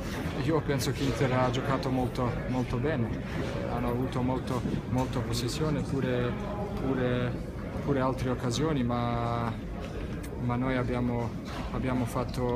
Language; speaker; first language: Italian; non-native, fluent; Bosnian